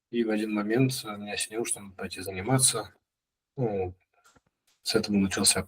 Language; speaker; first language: Russian; native; Russian